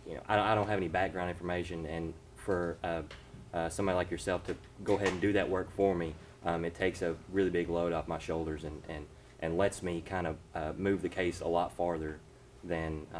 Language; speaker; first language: English; native; English